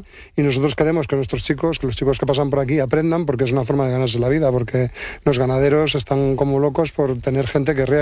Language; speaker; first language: Spanish; native; Spanish